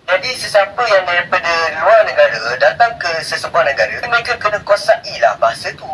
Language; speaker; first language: Malay; native; Malay